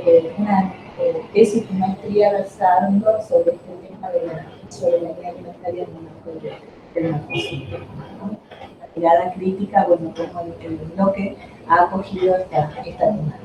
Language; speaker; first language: Spanish; native; Spanish